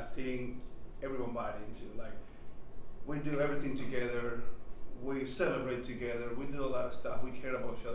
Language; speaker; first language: English; non-native, fluent; Spanish